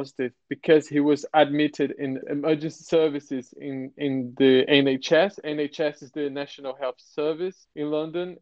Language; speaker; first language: English; non-native, fluent; Portuguese